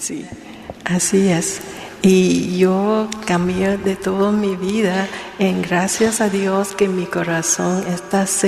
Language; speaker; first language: Spanish; non-native, learner; Vietnamese